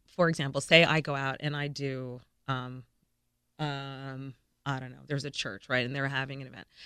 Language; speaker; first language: English; native; English